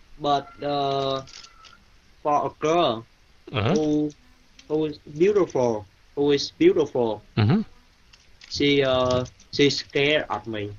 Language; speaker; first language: English; non-native, learner; Vietnamese